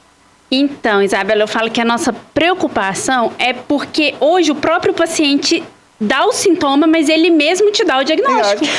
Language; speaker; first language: Portuguese; native; Portuguese